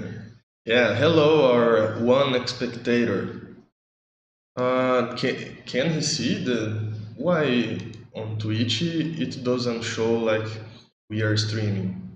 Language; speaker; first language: English; non-native, learner; Portuguese